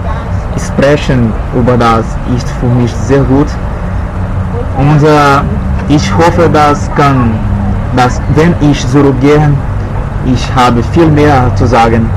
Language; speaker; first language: German; non-native, learner; Portuguese